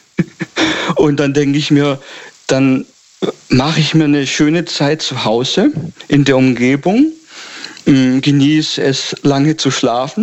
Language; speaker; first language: German; native; German